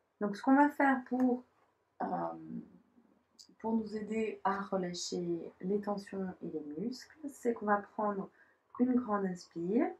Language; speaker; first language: French; native; French